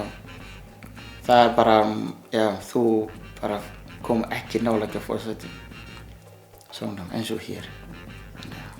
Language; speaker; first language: Icelandic; non-native, learner; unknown